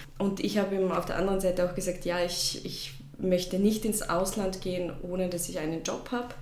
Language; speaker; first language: German; non-native, fluent; Russian